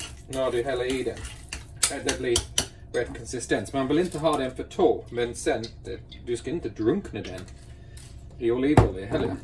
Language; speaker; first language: Swedish; non-native, fluent; English